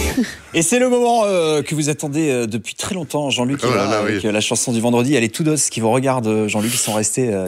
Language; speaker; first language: French; native; French